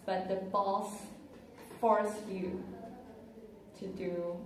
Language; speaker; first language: English; non-native, learner; Chinese